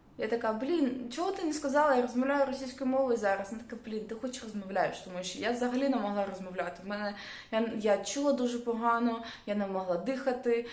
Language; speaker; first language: Ukrainian; non-native, local second language; Russian